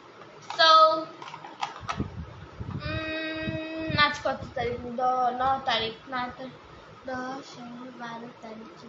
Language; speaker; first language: Hindi; non-native, local second language; Bangla